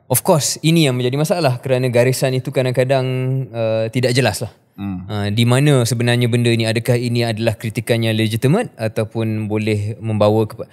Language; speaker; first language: Malay; native; Malay